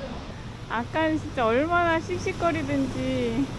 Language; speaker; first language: Korean; native; Korean